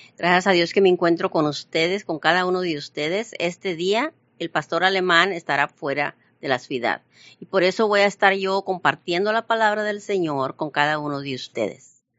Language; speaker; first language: Spanish; early bilingual, heritage; Spanish